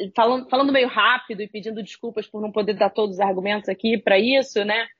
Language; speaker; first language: Portuguese; native; Portuguese